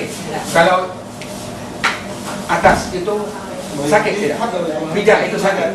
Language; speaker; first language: Indonesian; non-native, fluent; Malay